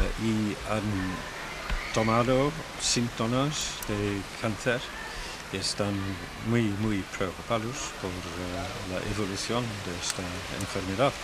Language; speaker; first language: Spanish; non-native, fluent; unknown